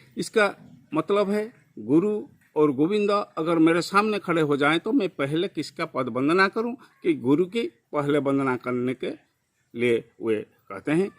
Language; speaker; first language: Hindi; non-native, local second language; Odia